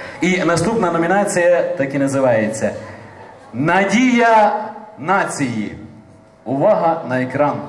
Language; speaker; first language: Ukrainian; native; Ukrainian